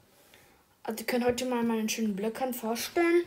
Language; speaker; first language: German; early bilingual, other home language; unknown